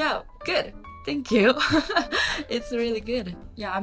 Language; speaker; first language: English; non-native, learner; Japanese